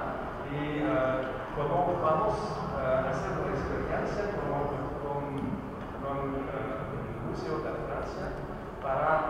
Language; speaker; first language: Spanish; non-native, learner; French